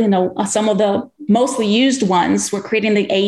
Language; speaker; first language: English; non-native, fluent; Portuguese